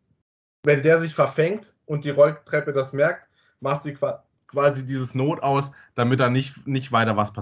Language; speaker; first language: German; native; German